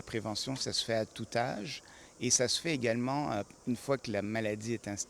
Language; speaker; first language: French; native; French